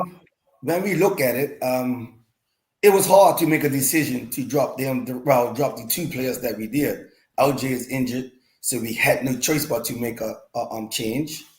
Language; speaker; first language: English; native; English